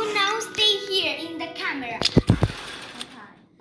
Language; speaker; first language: English; non-native, learner; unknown